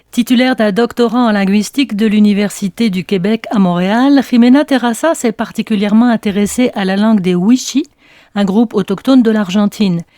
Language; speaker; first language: French; native; French